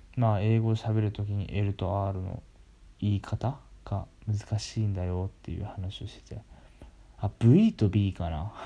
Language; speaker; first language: Japanese; native; Japanese